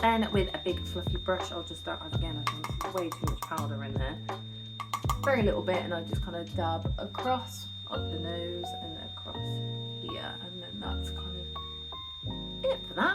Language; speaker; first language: English; native; English